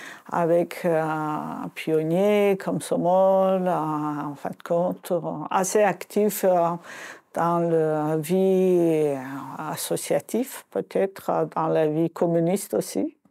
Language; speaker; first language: French; non-native, fluent; Azerbaijani